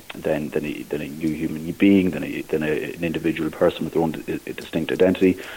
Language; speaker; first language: English; native; English